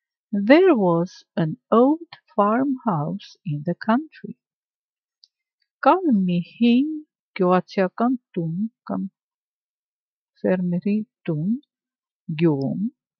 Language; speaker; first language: English; non-native, fluent; Armenian